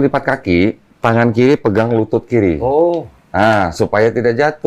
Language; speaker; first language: Indonesian; native; Indonesian